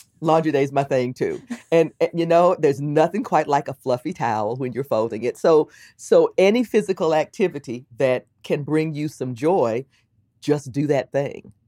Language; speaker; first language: English; native; English